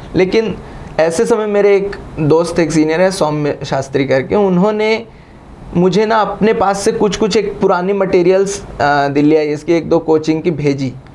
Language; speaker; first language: Hindi; native; Hindi